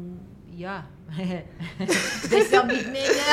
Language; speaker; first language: German; non-native, learner; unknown